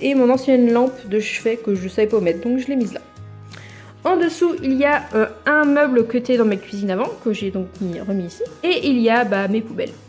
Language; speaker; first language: French; native; French